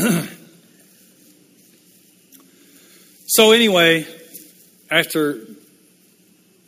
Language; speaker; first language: English; native; English